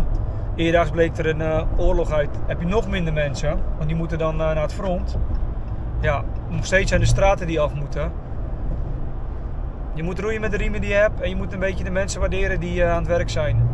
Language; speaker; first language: Dutch; native; Dutch